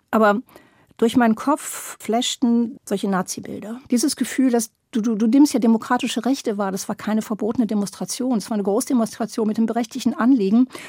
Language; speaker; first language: German; native; German